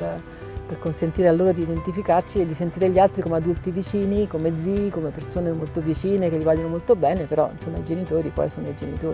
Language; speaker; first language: Italian; native; Italian